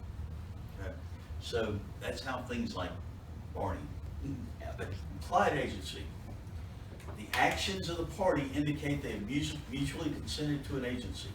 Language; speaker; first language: English; native; English